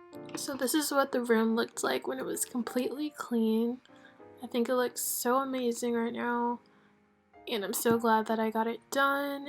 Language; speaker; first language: English; native; English